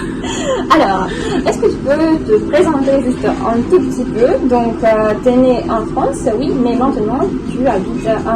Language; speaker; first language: French; non-native, fluent; Russian